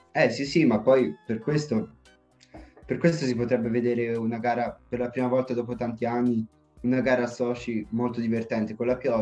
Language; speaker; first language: Italian; native; Italian